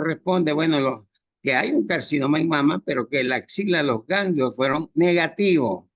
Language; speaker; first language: Spanish; native; Spanish